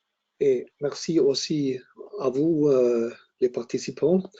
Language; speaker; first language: French; non-native, learner; German